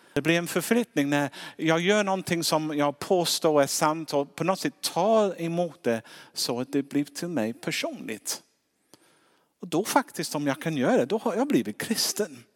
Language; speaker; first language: Swedish; non-native, fluent; English